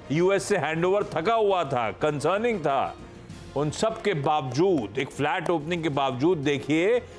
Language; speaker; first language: Hindi; native; Hindi